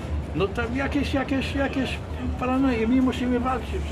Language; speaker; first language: Polish; non-native, fluent; Arabic